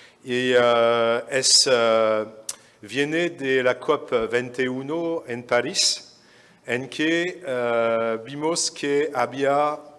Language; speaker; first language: Spanish; non-native, fluent; French